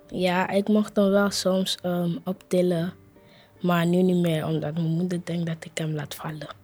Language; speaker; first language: Dutch; early bilingual, other home language; Spanish